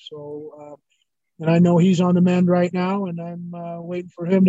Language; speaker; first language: English; native; English